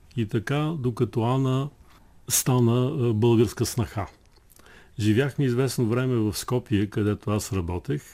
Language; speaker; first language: Bulgarian; native; Bulgarian